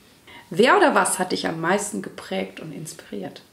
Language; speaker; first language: German; native; German